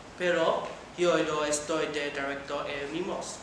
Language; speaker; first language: Spanish; non-native, learner; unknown